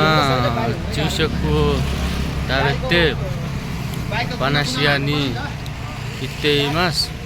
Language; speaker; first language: Japanese; non-native, learner; Nepali